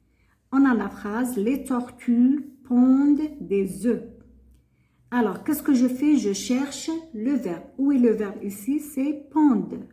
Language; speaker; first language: French; non-native, local second language; Arabic